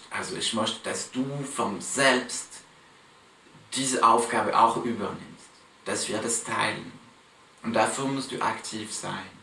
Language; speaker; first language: German; non-native, fluent; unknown